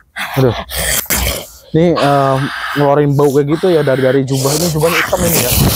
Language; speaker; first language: Indonesian; non-native, local second language; Sundanese